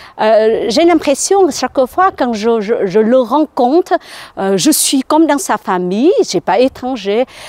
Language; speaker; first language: French; non-native, learner; Vietnamese